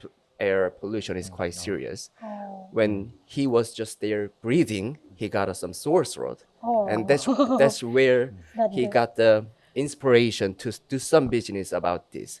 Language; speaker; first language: English; non-native, fluent; Korean